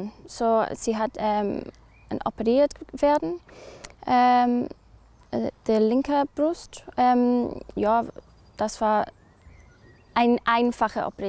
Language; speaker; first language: German; non-native, learner; English